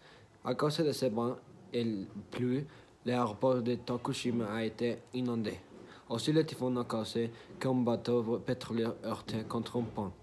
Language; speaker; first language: French; non-native, learner; Spanish